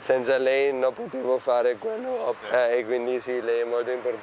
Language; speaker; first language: Italian; non-native, fluent; German